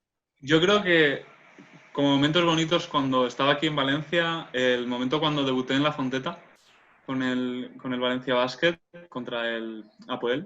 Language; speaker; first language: Spanish; non-native, local second language; Catalan